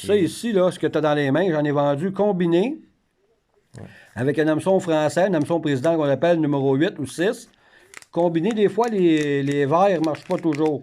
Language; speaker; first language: French; native; French